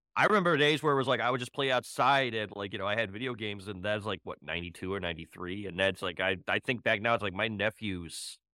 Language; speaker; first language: English; native; English